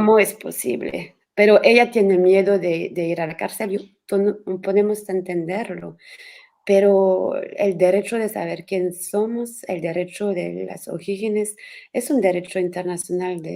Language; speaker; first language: Spanish; non-native, learner; French